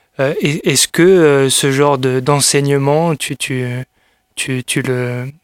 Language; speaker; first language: French; native; French